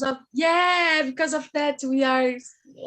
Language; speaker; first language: English; non-native, learner; Portuguese